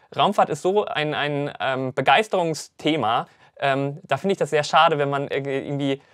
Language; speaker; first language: German; native; German